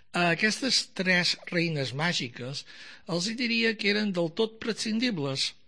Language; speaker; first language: Catalan; native; Catalan